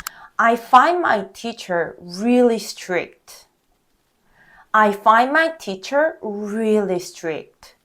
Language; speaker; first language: English; non-native, fluent; Korean